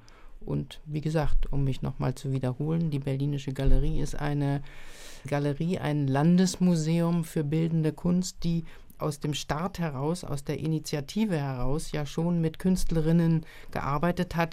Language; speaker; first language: German; native; German